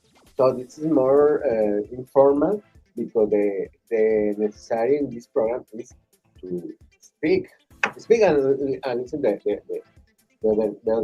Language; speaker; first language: English; non-native, learner; Spanish